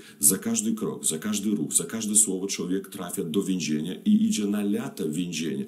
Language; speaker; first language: Polish; non-native, fluent; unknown